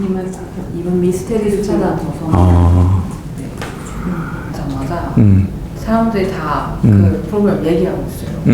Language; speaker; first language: Korean; non-native, fluent; Chinese